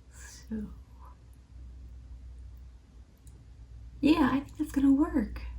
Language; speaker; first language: English; native; English